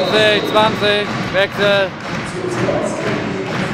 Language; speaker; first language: German; native; German